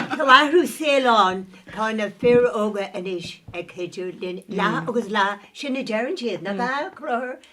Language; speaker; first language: Irish; non-native, local second language; English